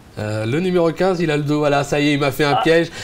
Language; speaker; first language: French; native; French